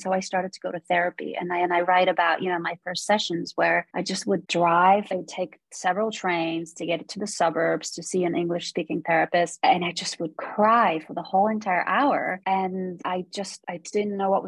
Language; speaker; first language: English; early bilingual, other home language; Polish